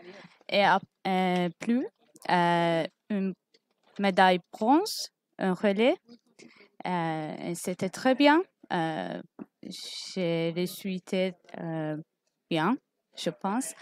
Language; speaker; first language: French; non-native, learner; Turkish